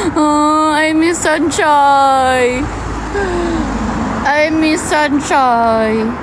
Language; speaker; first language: English; non-native, local second language; Filipino